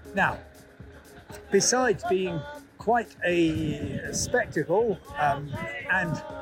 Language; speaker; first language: English; native; English